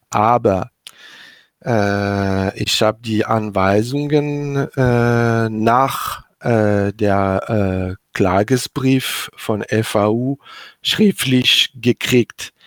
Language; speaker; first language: German; non-native, learner; French